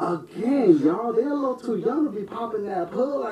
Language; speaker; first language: English; native; English